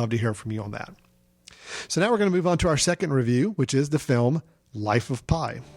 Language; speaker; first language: English; native; English